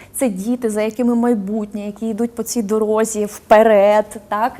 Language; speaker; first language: Ukrainian; native; Ukrainian